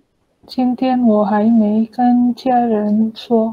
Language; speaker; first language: Chinese; non-native, learner; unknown